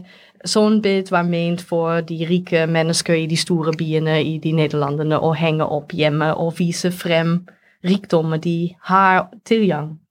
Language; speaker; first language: Norwegian; non-native, fluent; Dutch